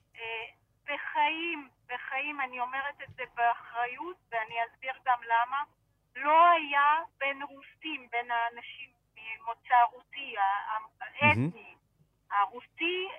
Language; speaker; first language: Hebrew; non-native, fluent; Russian